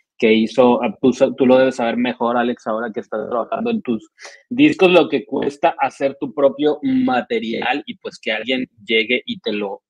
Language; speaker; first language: Spanish; native; Spanish